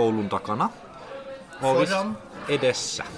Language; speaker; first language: Finnish; non-native, learner; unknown